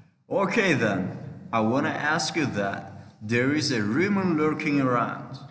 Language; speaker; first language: English; non-native, learner; Turkish